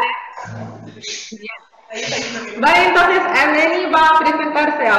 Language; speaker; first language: Spanish; non-native, fluent; Arabic